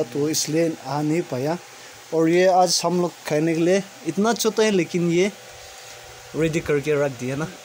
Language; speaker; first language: Hindi; non-native, local second language; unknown